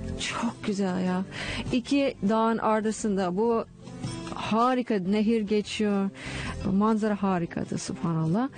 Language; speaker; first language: Turkish; non-native, fluent; English